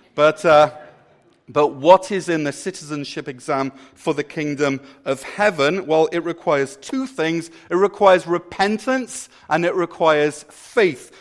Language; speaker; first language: English; native; English